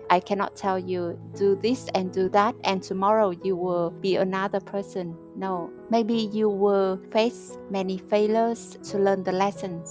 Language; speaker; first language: English; non-native, fluent; Vietnamese